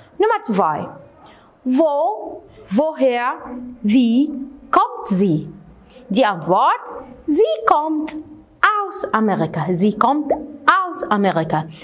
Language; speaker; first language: German; non-native, fluent; Arabic